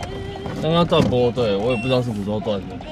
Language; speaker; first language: Chinese; native; Chinese